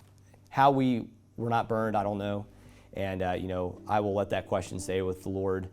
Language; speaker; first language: English; native; English